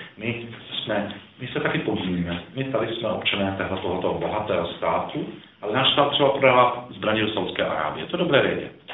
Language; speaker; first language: Czech; early bilingual, other home language; Croatian